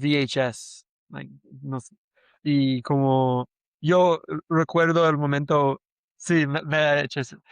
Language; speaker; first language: Spanish; non-native, learner; English